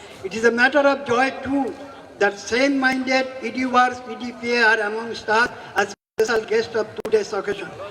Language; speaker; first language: English; non-native, local second language; Bangla